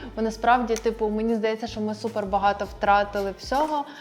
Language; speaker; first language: Ukrainian; non-native, local second language; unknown